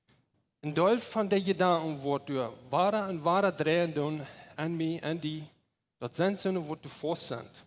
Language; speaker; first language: German; non-native, learner; Plautdietsch